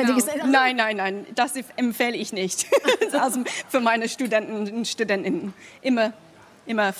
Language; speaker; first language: German; non-native, fluent; English